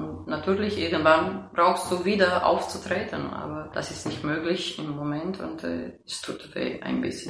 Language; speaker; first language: German; non-native, fluent; Romanian